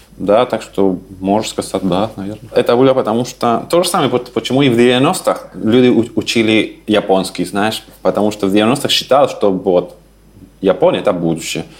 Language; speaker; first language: Russian; non-native, fluent; Spanish